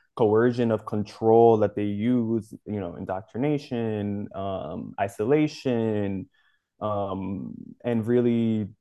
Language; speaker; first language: English; native; English